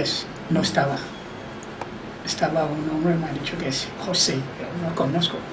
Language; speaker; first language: Spanish; non-native, learner; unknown